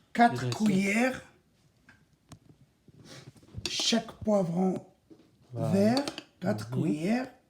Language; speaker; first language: French; non-native, local second language; Arabic